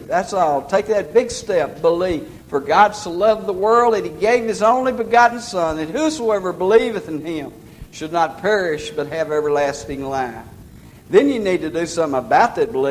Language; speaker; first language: English; native; English